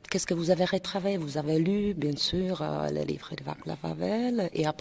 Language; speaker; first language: French; non-native, fluent; Czech